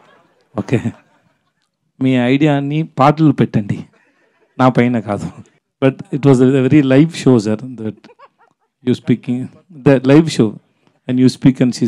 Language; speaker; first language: Telugu; non-native, learner; Tamil